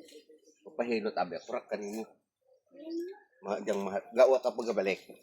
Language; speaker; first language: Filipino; non-native, local second language; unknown